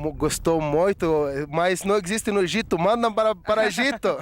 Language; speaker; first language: Portuguese; non-native, fluent; Arabic